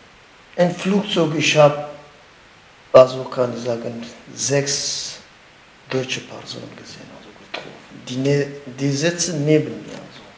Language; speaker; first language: German; non-native, learner; Kurdish